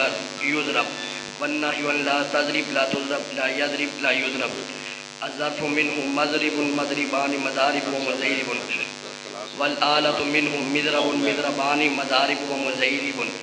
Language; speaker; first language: Arabic; non-native, learner; Urdu